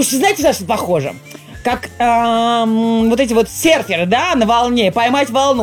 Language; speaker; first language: Russian; native; Russian